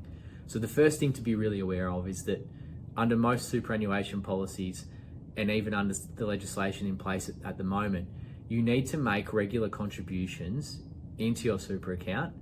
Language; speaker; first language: English; native; English